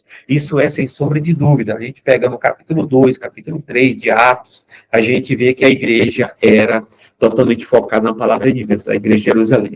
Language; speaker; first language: Portuguese; native; Portuguese